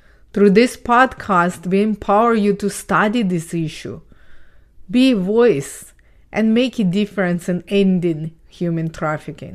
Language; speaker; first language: English; non-native, fluent; Ukrainian